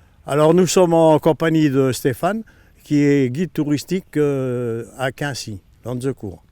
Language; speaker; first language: French; native; French